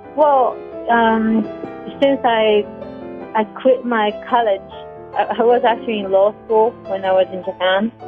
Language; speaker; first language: English; non-native, fluent; Japanese